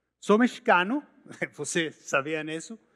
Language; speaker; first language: Portuguese; non-native, learner; Spanish